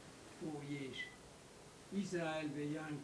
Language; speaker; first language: Hebrew; non-native, learner; German